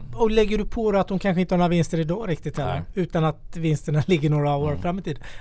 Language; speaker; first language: Swedish; native; Swedish